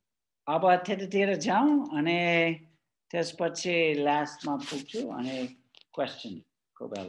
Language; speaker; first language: Nepali; non-native, fluent; English